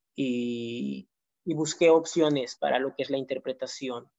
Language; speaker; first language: Spanish; native; Spanish